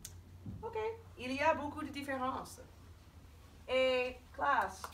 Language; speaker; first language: French; non-native, fluent; English